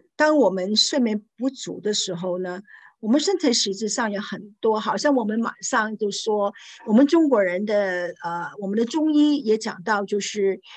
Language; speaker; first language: Chinese; non-native, local second language; Cantonese